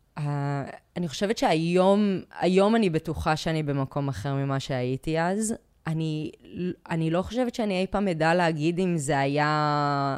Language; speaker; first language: Hebrew; early bilingual, other home language; English